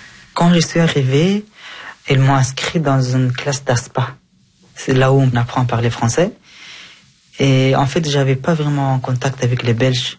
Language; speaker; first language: French; non-native, fluent; Persian